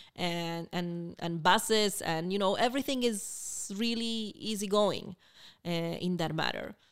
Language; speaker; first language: English; non-native, fluent; Spanish